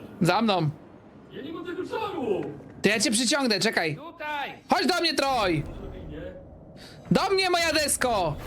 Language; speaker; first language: Polish; native; Polish